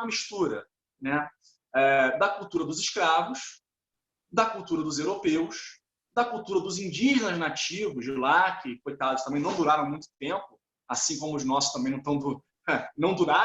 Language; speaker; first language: Portuguese; native; Portuguese